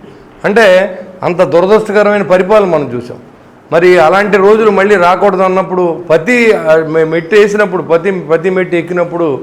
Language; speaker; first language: Telugu; native; Telugu